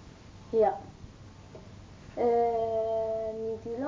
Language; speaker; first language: Dutch; non-native, learner; Arabic